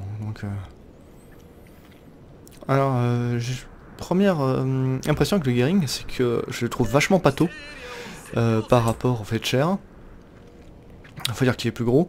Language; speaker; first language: French; native; French